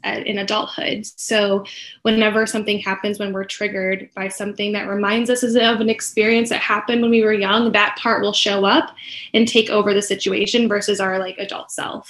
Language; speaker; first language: English; native; English